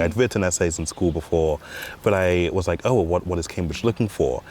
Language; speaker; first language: English; native; English